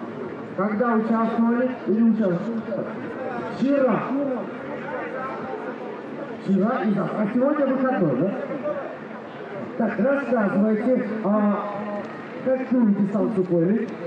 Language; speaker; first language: Russian; native; Russian